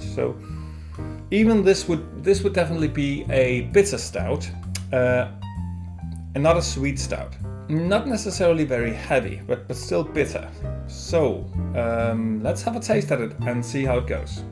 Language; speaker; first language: English; non-native, fluent; Danish